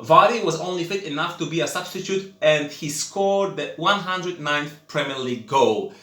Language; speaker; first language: English; non-native, fluent; Polish